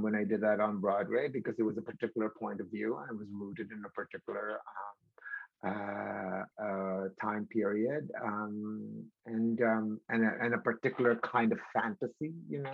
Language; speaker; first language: English; non-native, local second language; Filipino